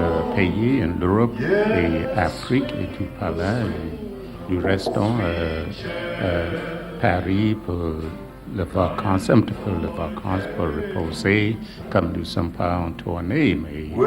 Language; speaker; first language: French; non-native, learner; English